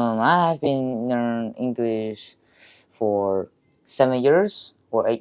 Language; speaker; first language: English; non-native, learner; Chinese